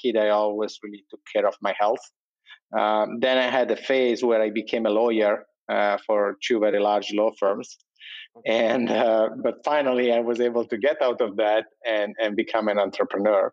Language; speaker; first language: English; non-native, fluent; Italian